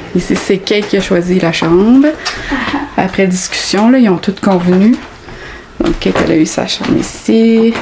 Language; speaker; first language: French; native; French